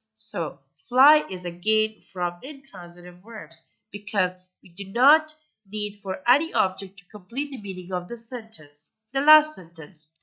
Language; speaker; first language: English; non-native, fluent; Persian